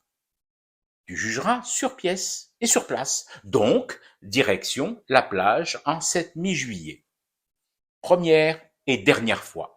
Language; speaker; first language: French; non-native, local second language; Arabic